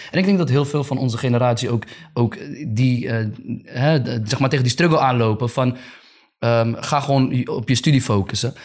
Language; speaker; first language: Dutch; early bilingual, other home language; Arabic